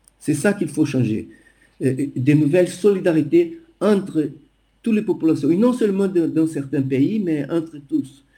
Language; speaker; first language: French; non-native, fluent; Portuguese